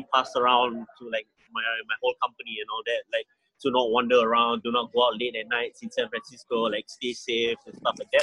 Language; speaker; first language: English; native; English